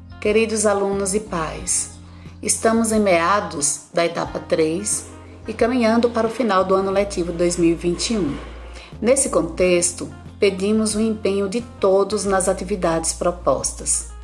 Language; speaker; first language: Portuguese; native; Portuguese